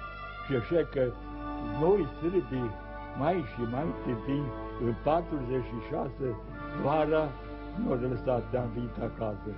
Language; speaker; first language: Romanian; non-native, local second language; Serbian